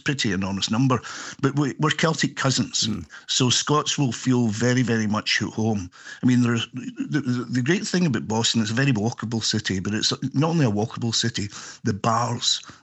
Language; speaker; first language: English; native; English